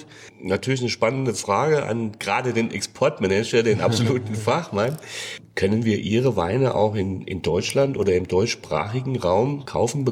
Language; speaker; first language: German; native; German